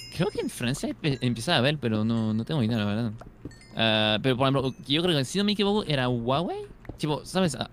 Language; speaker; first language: Spanish; non-native, fluent; French